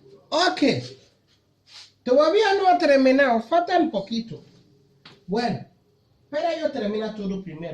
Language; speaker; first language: Spanish; non-native, learner; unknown